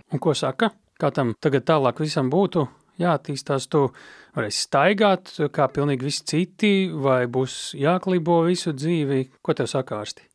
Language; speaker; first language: Latvian; native; Latvian